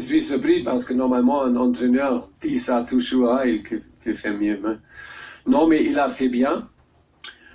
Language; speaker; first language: French; non-native, learner; German